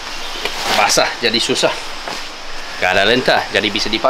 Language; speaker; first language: Indonesian; non-native, fluent; English